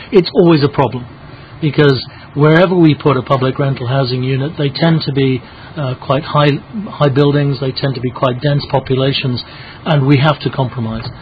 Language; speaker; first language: English; native; English